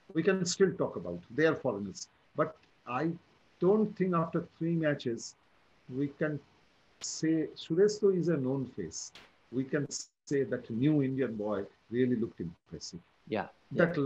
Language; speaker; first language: English; non-native, local second language; Bangla